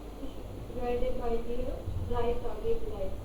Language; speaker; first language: German; non-native, learner; Hindi